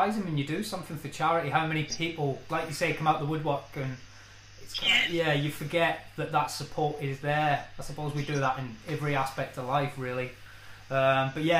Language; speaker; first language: English; native; English